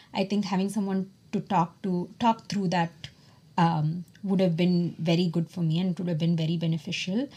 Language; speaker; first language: English; non-native, local second language; Tamil